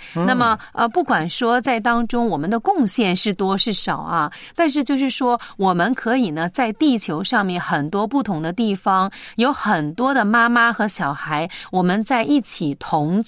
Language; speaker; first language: Chinese; native; Chinese